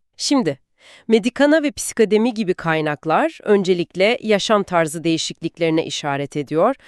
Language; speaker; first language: Turkish; native; Turkish